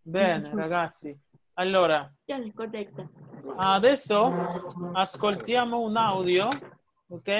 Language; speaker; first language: Italian; non-native, fluent; Spanish